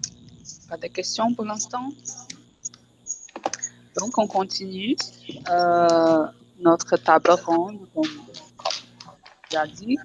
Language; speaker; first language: French; non-native, fluent; Portuguese